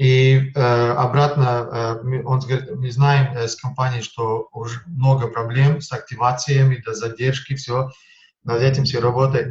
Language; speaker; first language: Russian; non-native, fluent; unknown